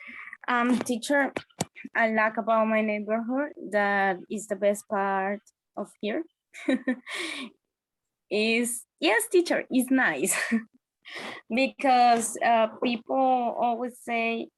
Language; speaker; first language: English; non-native, learner; Spanish